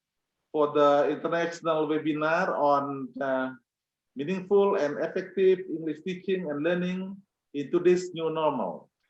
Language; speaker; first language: English; non-native, fluent; Indonesian